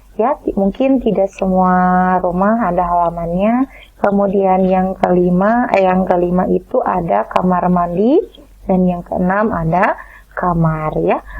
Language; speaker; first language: Indonesian; native; Indonesian